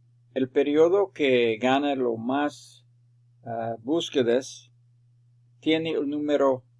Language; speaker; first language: Spanish; non-native, fluent; English